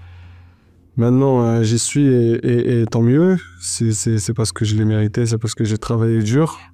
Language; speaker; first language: French; non-native, local second language; Arabic